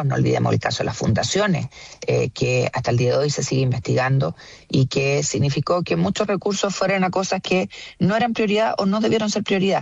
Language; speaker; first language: Spanish; native; Spanish